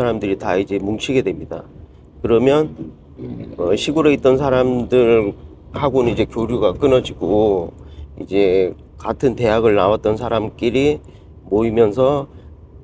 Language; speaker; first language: Korean; native; Korean